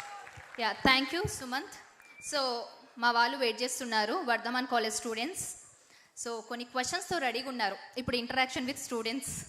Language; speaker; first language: Telugu; native; Telugu